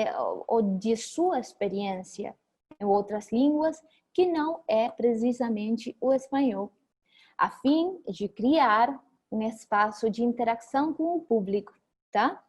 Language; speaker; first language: Portuguese; non-native, fluent; Spanish